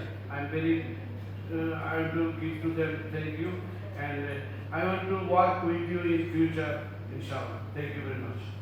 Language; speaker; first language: English; non-native, learner; Bangla